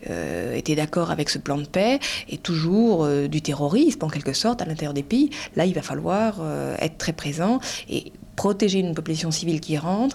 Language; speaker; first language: French; native; French